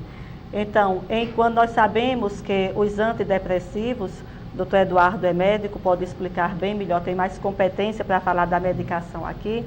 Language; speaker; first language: Portuguese; native; Portuguese